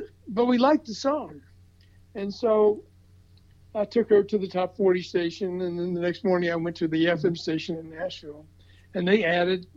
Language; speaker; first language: English; native; English